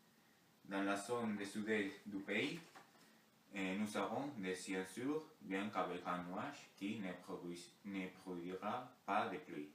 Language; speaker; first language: French; non-native, learner; Spanish